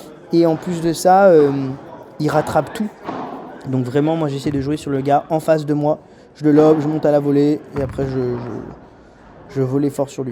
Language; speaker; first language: French; native; French